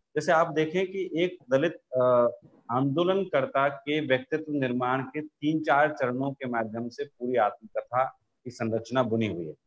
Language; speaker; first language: Hindi; native; Hindi